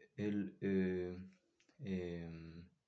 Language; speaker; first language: French; non-native, learner; Spanish